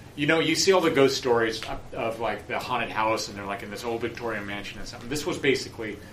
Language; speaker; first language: English; native; English